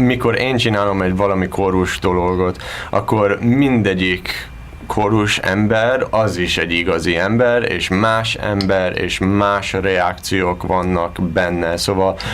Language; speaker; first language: Hungarian; non-native, learner; English